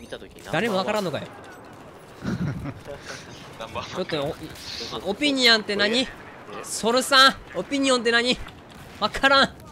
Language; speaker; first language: Japanese; native; Japanese